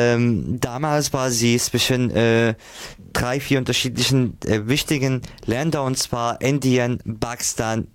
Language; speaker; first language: German; non-native, fluent; Arabic